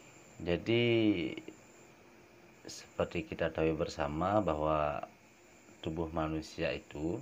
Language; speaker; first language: Indonesian; native; Indonesian